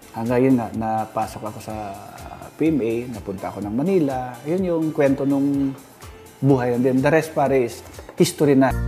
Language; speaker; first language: Filipino; non-native, local second language; Hiligaynon